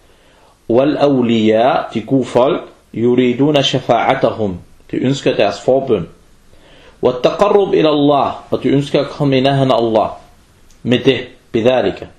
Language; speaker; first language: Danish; early bilingual, other home language; Arabic